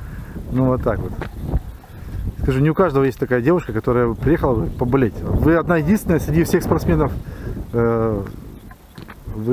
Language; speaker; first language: Russian; native; Russian